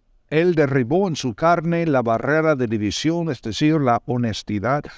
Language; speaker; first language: Spanish; non-native, fluent; English